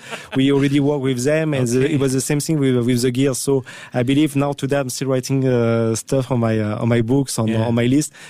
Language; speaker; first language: English; non-native, fluent; French